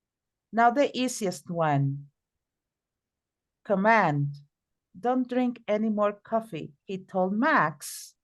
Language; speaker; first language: English; non-native, fluent; Spanish